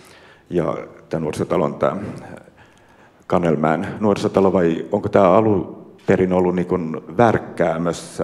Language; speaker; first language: Finnish; native; Finnish